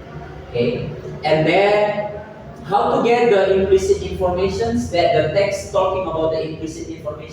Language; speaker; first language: English; non-native, fluent; Indonesian